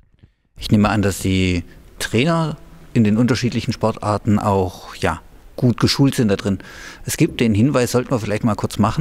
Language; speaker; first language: German; native; German